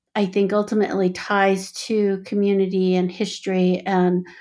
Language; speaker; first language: English; native; English